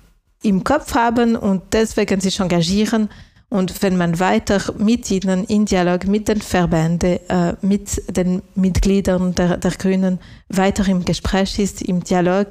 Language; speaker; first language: German; non-native, local second language; French